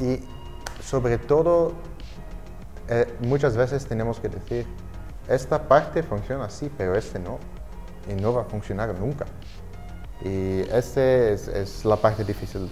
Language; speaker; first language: Spanish; non-native, fluent; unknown